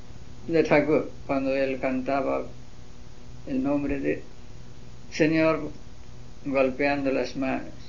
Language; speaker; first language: Spanish; non-native, learner; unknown